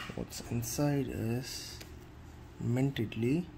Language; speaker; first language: English; non-native, local second language; Tamil